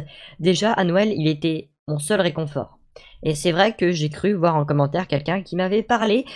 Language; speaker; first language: French; native; French